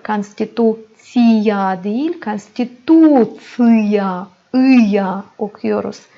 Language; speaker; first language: Turkish; non-native, fluent; Russian